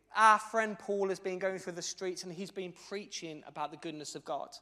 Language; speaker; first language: English; native; English